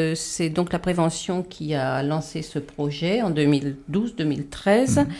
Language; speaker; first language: French; native; French